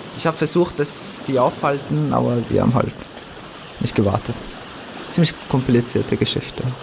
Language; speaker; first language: German; non-native, fluent; Persian